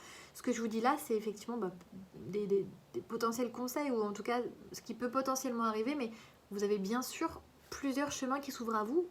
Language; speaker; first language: French; native; French